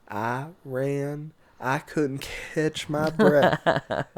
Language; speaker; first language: English; native; English